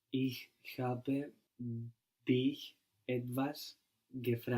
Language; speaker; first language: German; non-native, learner; English